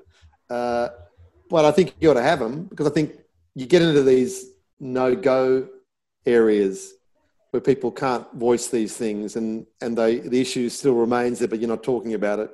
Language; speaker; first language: English; native; English